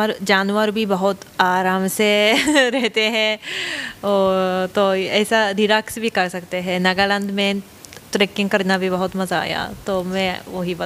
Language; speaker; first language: Hindi; non-native, fluent; Japanese